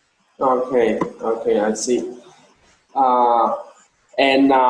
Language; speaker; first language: English; non-native, learner; Vietnamese